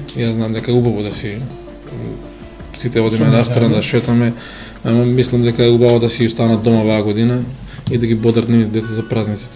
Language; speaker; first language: Macedonian; native; Macedonian